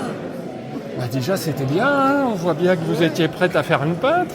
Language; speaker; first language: French; native; French